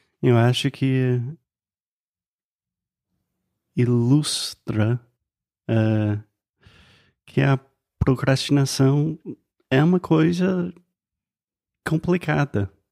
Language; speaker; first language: Portuguese; non-native, fluent; English